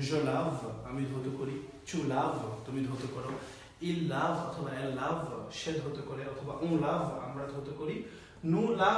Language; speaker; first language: French; non-native, fluent; Bangla